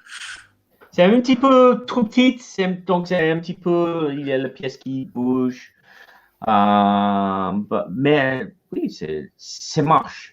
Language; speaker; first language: French; non-native, learner; English